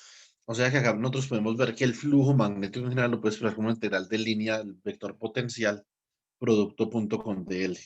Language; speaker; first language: Spanish; native; Spanish